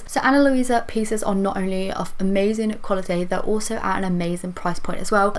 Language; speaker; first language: English; native; English